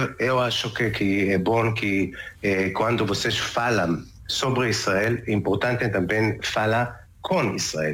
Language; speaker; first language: Portuguese; non-native, learner; Hebrew